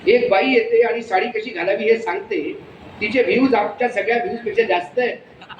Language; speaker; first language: Marathi; non-native, local second language; Hindi